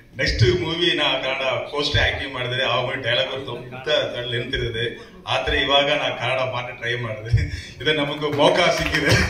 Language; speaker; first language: Kannada; non-native, learner; Tamil